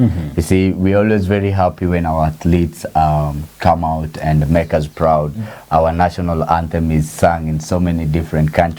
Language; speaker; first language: English; non-native, local second language; Swahili